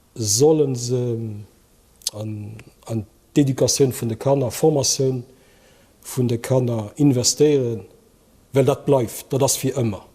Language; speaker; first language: Luxembourgish; early bilingual, other home language; Kabuverdianu